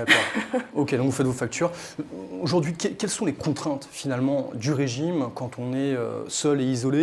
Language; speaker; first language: French; native; French